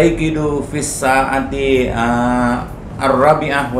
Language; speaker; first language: Arabic; non-native, learner; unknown